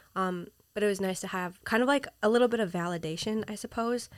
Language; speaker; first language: English; native; English